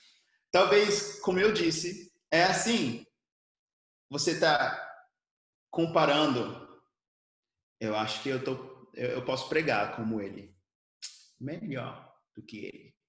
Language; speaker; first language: Portuguese; early bilingual, other home language; English